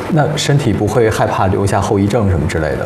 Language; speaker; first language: Chinese; native; Chinese